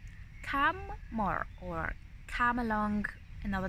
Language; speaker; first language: English; non-native, fluent; Ukrainian